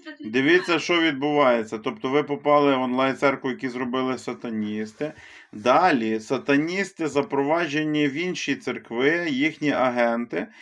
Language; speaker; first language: Ukrainian; native; Ukrainian